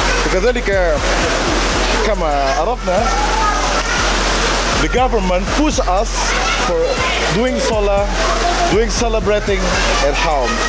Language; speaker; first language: English; non-native, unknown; Indonesian